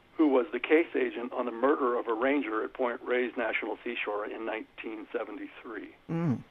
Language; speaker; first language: English; native; English